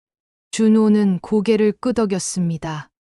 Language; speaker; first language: Korean; native; Korean